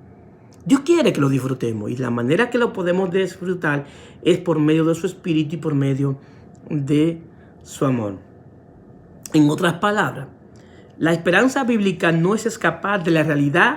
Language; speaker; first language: Spanish; native; Spanish